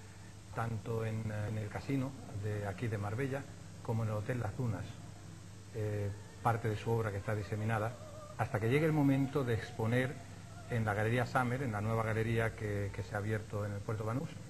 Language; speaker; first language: Spanish; native; Spanish